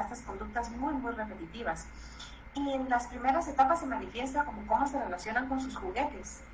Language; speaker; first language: Spanish; native; Spanish